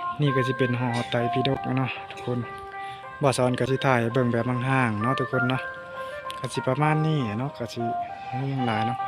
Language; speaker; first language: Thai; non-native, local second language; Lao